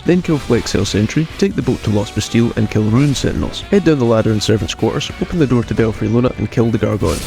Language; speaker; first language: English; native; English